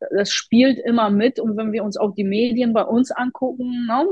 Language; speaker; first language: German; non-native, fluent; Polish